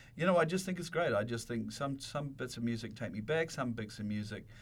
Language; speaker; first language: English; native; English